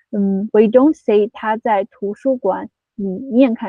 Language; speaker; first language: Chinese; non-native, fluent; English